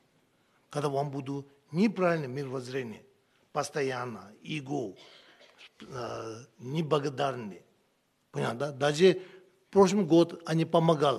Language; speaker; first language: Russian; non-native, learner; Tibetan